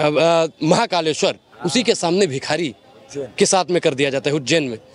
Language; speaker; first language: Hindi; native; Hindi